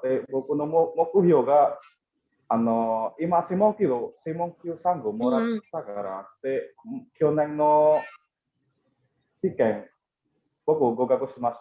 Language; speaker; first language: Japanese; non-native, learner; Indonesian